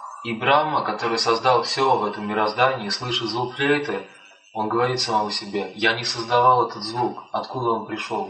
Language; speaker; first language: Russian; native; Russian